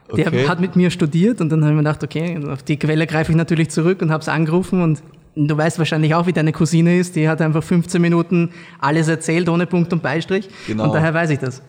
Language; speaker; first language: German; native; German